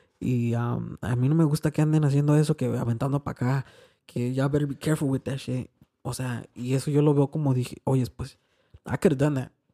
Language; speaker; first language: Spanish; early bilingual, heritage; Spanish